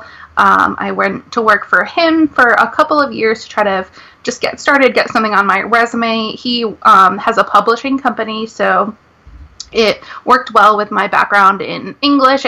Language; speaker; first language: English; native; English